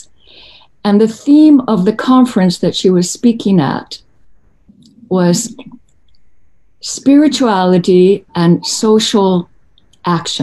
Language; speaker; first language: English; native; English